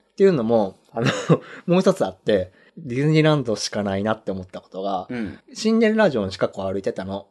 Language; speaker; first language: Japanese; native; Japanese